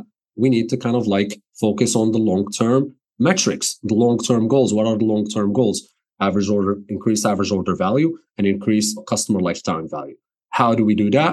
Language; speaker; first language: English; non-native, fluent; Arabic